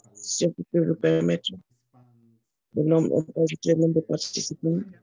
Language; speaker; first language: French; non-native, learner; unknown